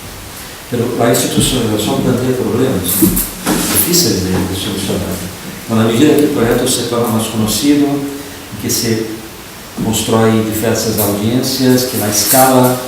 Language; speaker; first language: Spanish; non-native, fluent; Portuguese